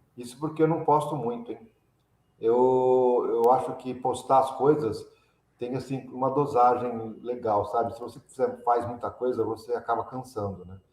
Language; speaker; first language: Portuguese; early bilingual, other home language; Italian